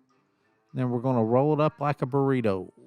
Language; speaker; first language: English; native; English